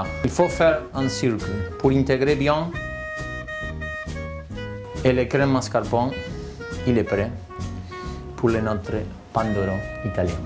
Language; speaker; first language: French; non-native, fluent; Spanish